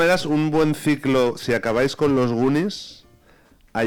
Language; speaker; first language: Spanish; native; Spanish